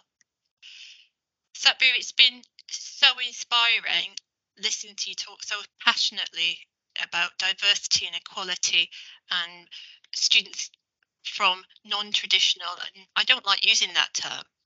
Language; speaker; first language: English; native; English